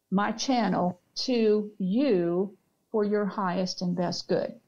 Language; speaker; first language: English; native; English